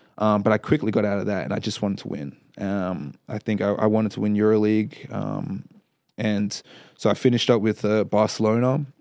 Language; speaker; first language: English; native; English